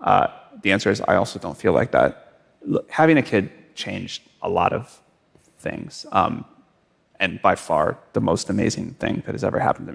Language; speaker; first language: English; native; English